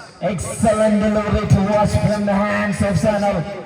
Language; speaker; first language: English; non-native, local second language; Malayalam